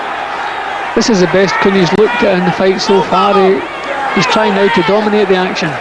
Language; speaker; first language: English; native; English